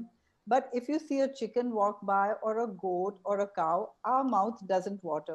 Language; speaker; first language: English; non-native, local second language; Hindi